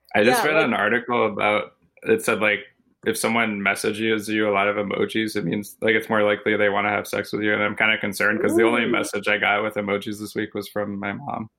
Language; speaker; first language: English; native; English